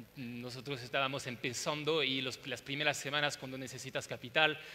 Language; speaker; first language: Spanish; non-native, fluent; French